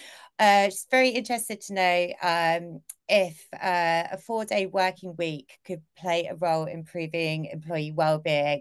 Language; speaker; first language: English; native; English